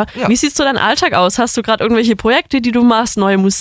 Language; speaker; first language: German; native; German